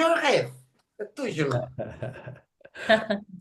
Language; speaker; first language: French; non-native, learner; Turkish